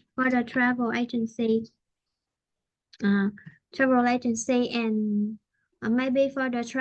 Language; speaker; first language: English; non-native, fluent; Vietnamese